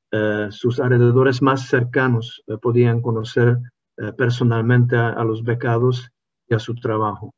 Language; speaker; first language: Spanish; non-native, fluent; Hungarian